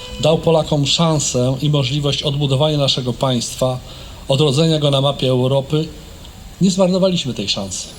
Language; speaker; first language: Polish; native; Polish